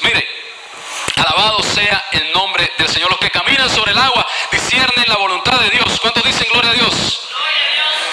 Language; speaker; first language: Spanish; native; Spanish